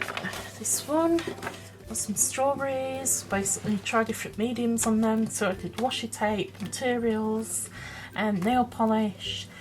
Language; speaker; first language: English; native; English